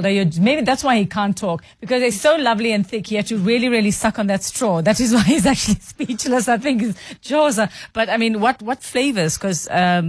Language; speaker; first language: English; native; English